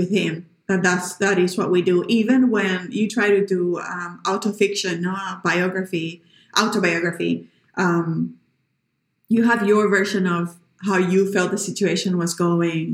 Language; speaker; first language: English; non-native, fluent; Spanish